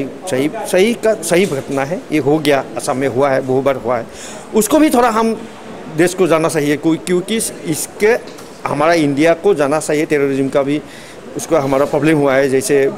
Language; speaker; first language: Hindi; non-native, local second language; Assamese